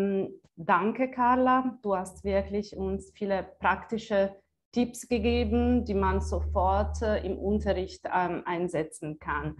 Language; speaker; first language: German; non-native, fluent; Italian